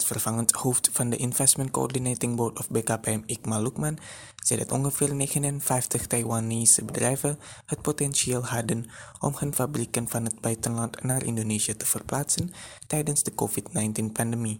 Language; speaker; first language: Dutch; non-native, fluent; Indonesian